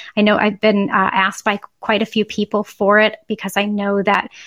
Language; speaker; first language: English; native; English